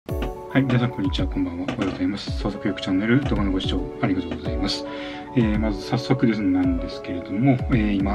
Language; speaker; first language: Japanese; native; Japanese